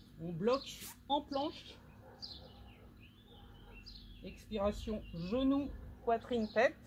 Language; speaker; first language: French; native; French